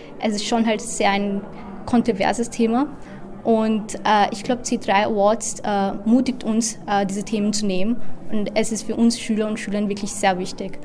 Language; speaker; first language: German; early bilingual, other home language; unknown